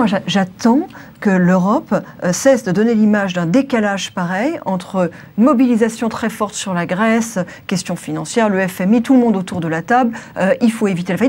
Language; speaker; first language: French; native; French